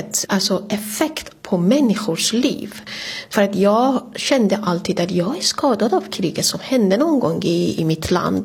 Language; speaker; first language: Swedish; non-native, fluent; Persian